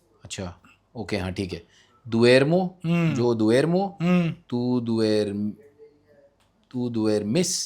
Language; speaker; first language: Spanish; non-native, learner; Hindi